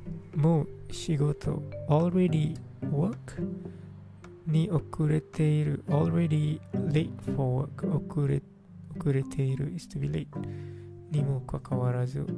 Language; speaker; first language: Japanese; non-native, learner; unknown